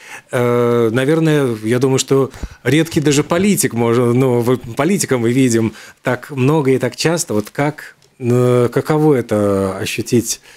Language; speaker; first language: Russian; native; Russian